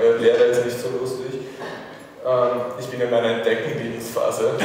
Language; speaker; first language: German; native; German